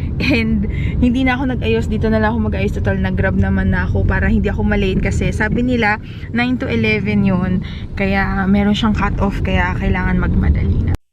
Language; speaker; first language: Filipino; native; Filipino